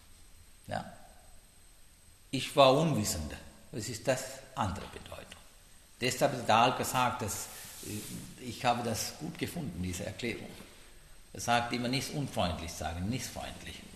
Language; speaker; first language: German; non-native, learner; Sinhala